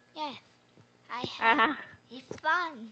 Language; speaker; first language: English; non-native, learner; Korean